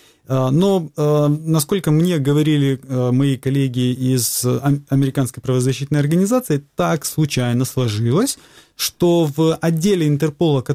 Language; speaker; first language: Russian; native; Russian